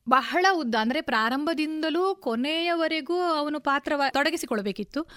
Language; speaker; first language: Kannada; native; Kannada